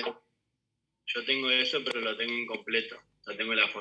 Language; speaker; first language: Spanish; native; Spanish